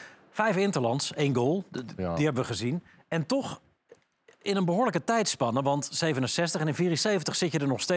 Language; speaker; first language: Dutch; native; Dutch